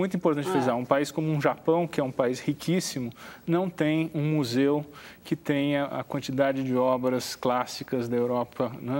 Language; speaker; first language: Portuguese; native; Portuguese